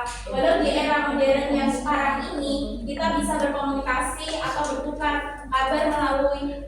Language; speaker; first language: Indonesian; native; Indonesian